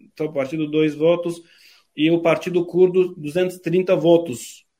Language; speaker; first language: Portuguese; non-native, fluent; Turkish